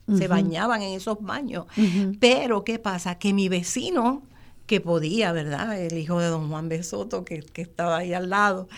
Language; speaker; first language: Spanish; native; Spanish